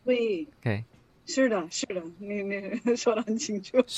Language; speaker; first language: Chinese; non-native, learner; English